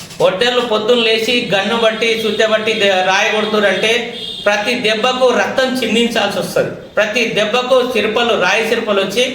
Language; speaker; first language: Telugu; native; Telugu